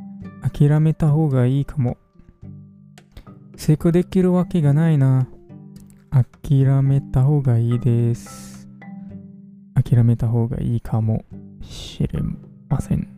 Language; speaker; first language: Japanese; non-native, fluent; English